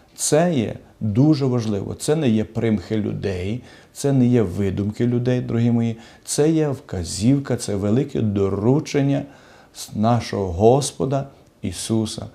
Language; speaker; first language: Ukrainian; native; Ukrainian